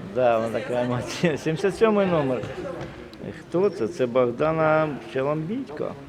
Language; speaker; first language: Ukrainian; non-native, local second language; Russian